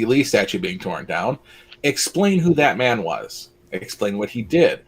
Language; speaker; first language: English; native; English